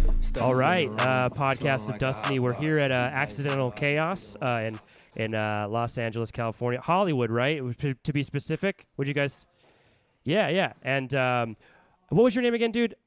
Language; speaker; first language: English; native; English